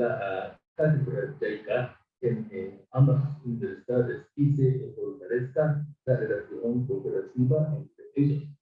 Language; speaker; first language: Spanish; non-native, fluent; Japanese